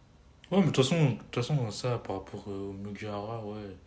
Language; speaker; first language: French; native; French